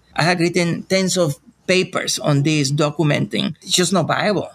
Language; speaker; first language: English; non-native, fluent; Spanish